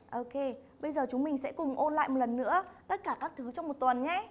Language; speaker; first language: Vietnamese; native; Vietnamese